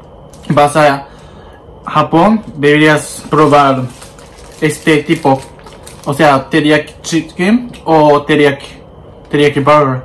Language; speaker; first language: Spanish; non-native, learner; Japanese